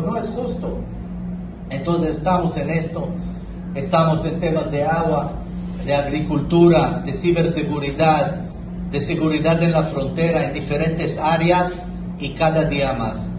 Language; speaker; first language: Spanish; non-native, fluent; Hebrew